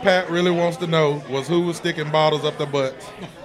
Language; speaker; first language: English; native; English